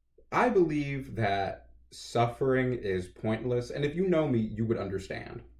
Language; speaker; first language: English; native; English